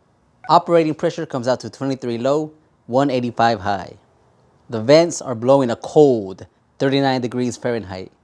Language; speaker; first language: English; native; English